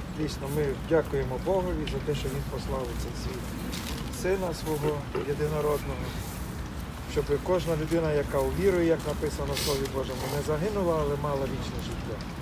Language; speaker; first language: Ukrainian; non-native, local second language; Russian